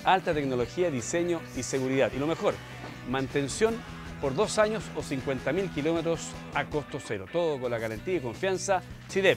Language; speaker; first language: Spanish; native; Spanish